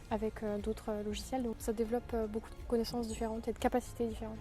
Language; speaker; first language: French; native; French